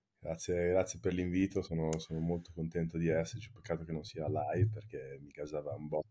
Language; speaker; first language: Italian; early bilingual, heritage; Italian